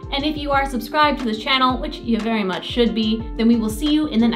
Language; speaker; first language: English; native; English